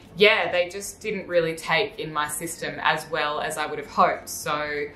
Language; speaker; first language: English; native; English